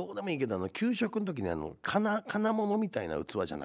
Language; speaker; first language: Japanese; native; Japanese